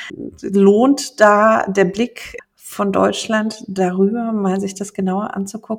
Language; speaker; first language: German; native; German